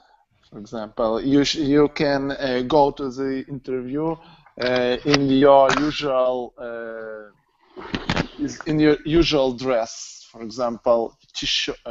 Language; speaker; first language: English; non-native, learner; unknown